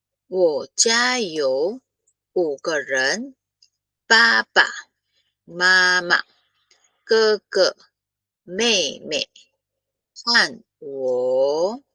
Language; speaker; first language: Chinese; non-native, fluent; Filipino